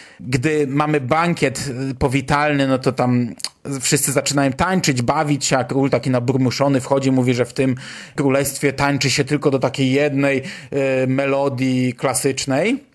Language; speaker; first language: Polish; native; Polish